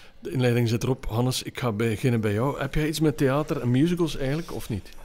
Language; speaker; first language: Dutch; native; Dutch